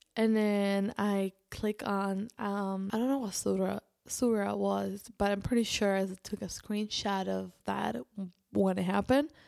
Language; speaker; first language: English; non-native, fluent; Spanish